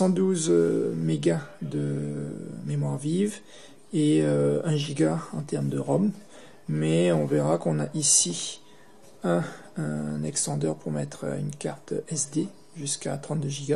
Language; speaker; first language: French; native; French